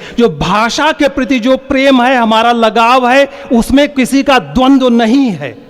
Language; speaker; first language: Hindi; native; Hindi